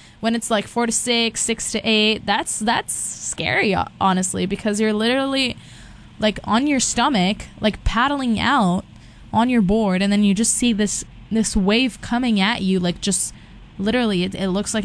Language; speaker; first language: English; non-native, fluent; Portuguese